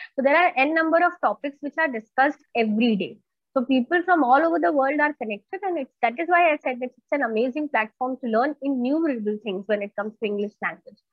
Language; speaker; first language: English; non-native, local second language; Hindi